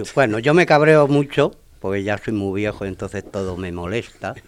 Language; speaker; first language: Spanish; native; Spanish